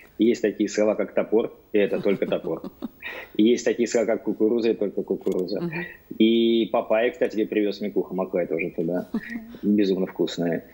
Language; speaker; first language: Russian; native; Russian